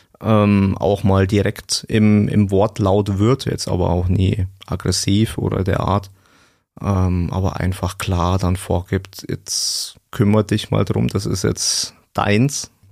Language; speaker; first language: German; native; German